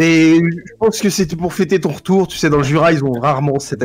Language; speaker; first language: French; native; French